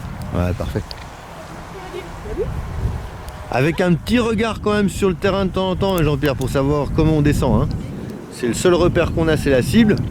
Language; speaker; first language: French; native; French